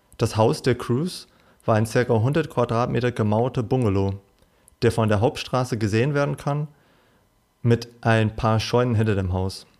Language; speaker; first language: German; non-native, fluent; English